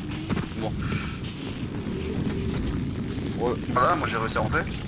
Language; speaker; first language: French; native; French